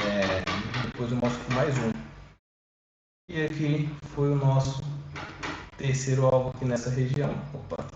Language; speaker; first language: Portuguese; native; Portuguese